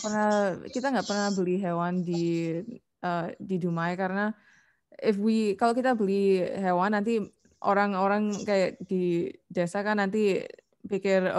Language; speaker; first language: Indonesian; non-native, learner; English